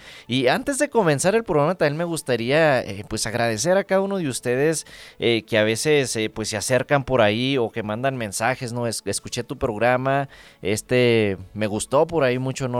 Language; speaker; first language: Spanish; native; Spanish